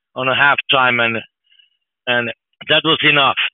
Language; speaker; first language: English; non-native, fluent; Finnish